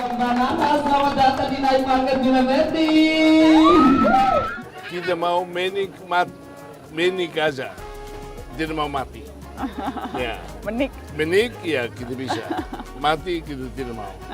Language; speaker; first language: Indonesian; non-native, fluent; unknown